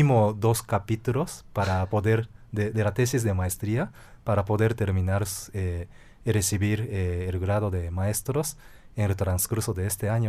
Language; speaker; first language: Spanish; non-native, fluent; Japanese